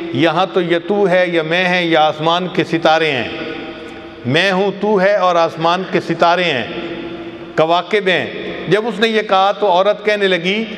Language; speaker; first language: Urdu; non-native, local second language; Punjabi